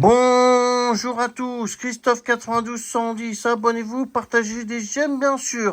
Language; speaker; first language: French; native; French